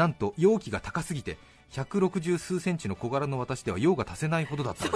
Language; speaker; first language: Japanese; native; Japanese